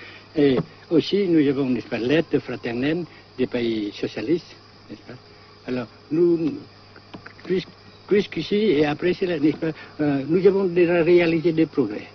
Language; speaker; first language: French; non-native, local second language; Vietnamese